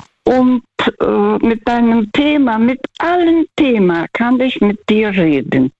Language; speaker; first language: German; non-native, fluent; Russian